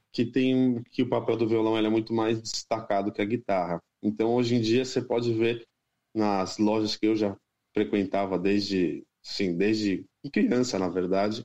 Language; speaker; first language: Portuguese; native; Portuguese